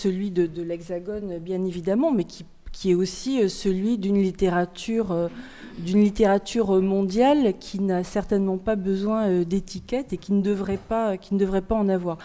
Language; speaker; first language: French; native; French